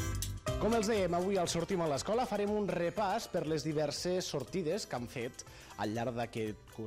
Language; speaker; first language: Catalan; native; Catalan